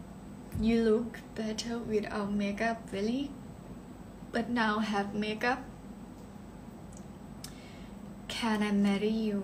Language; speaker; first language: English; non-native, learner; Thai